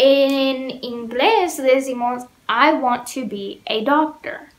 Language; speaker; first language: Spanish; non-native, learner; English